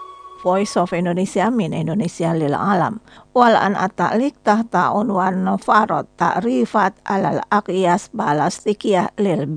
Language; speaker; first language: Arabic; non-native, fluent; Indonesian